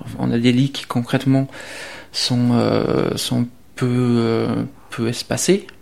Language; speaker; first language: French; native; French